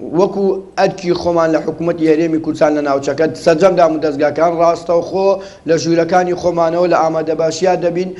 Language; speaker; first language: Central Kurdish; native; Central Kurdish